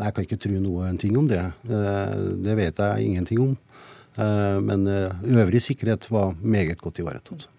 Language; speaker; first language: Norwegian; native; Norwegian